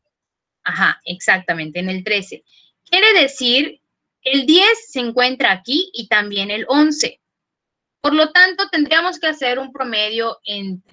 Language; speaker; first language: Spanish; native; Spanish